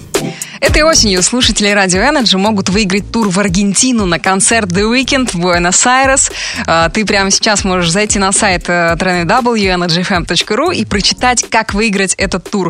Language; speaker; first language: Russian; native; Russian